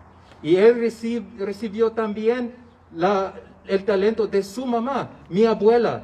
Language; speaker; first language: Spanish; non-native, learner; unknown